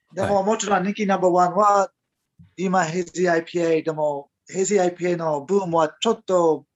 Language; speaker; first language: Japanese; non-native, learner; English